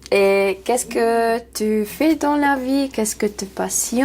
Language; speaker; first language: French; non-native, learner; English